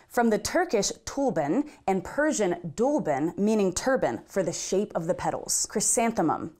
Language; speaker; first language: English; native; English